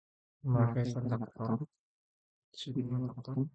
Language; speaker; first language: Indonesian; native; Indonesian